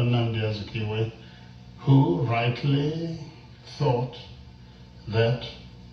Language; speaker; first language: English; non-native, local second language; Igbo